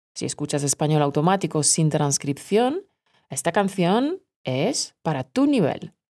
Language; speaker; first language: Spanish; non-native, fluent; Polish